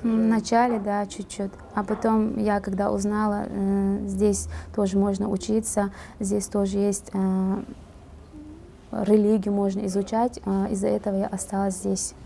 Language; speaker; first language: Russian; non-native, fluent; Uzbek